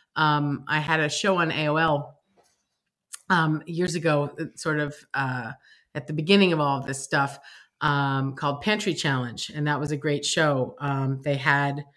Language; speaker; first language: English; native; English